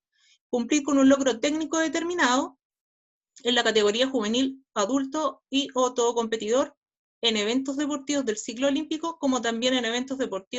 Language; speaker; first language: Spanish; native; Spanish